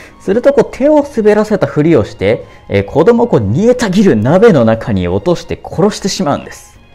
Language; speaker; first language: Japanese; native; Japanese